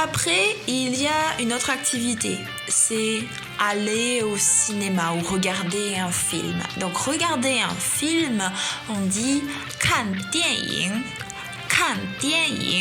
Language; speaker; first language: French; non-native, fluent; Chinese